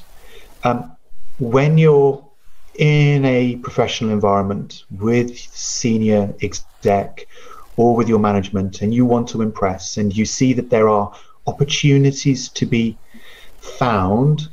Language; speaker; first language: English; non-native, local second language; Punjabi